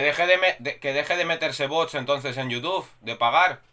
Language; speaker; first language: Spanish; native; Spanish